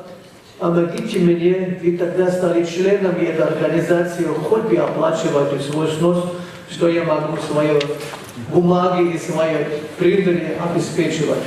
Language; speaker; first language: Russian; non-native, fluent; German